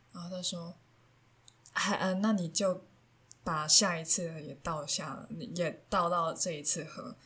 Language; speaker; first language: Chinese; non-native, local second language; Cantonese